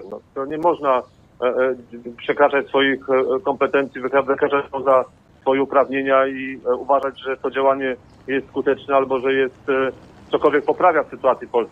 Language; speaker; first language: Polish; native; Polish